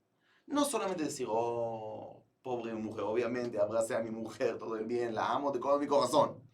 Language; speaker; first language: Spanish; non-native, fluent; Hebrew